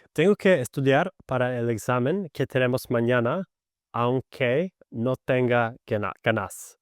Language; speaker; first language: Spanish; non-native, fluent; English